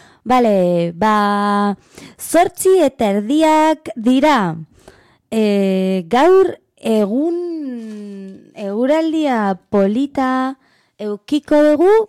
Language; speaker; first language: Basque; non-native, learner; Spanish